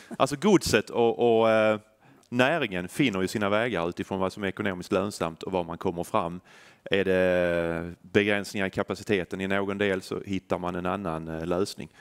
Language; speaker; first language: Swedish; native; Swedish